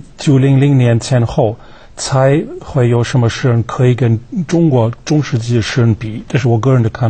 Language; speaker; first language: Chinese; non-native, fluent; German